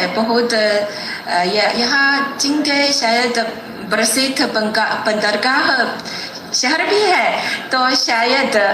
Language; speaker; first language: Hindi; non-native, fluent; Chinese